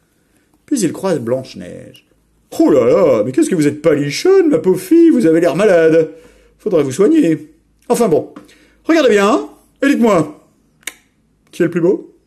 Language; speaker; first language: French; native; French